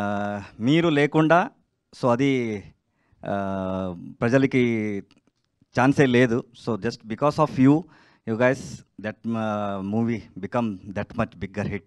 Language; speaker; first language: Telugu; non-native, learner; Kannada